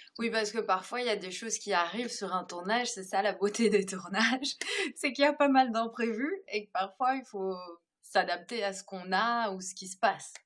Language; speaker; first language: French; native; French